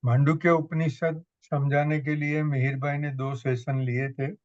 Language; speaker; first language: Hindi; non-native, local second language; Gujarati